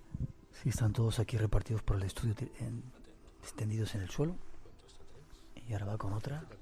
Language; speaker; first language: Spanish; native; Spanish